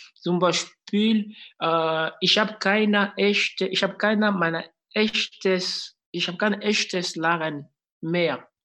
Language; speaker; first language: German; non-native, fluent; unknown